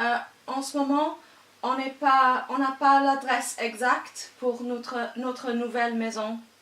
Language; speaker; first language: French; non-native, learner; English